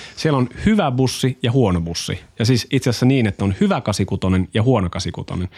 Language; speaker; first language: Finnish; native; Finnish